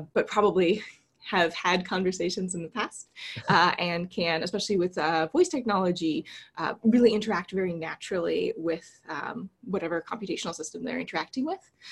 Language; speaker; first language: English; native; English